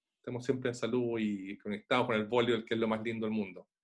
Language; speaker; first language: Spanish; native; Spanish